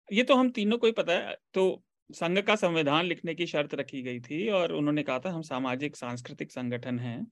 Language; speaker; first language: Hindi; native; Hindi